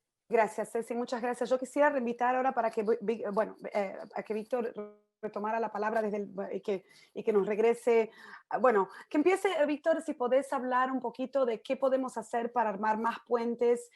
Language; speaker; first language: Spanish; native; Spanish